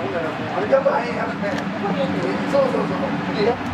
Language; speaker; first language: Japanese; native; Japanese